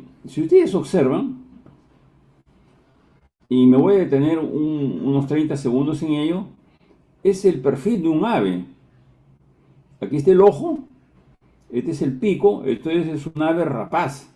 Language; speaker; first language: Spanish; native; Spanish